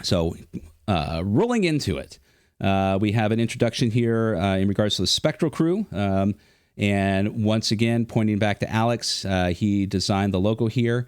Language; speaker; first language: English; native; English